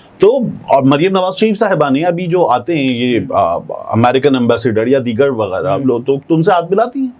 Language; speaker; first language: Urdu; native; Urdu